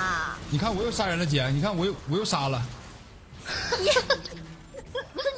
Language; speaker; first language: Chinese; native; Chinese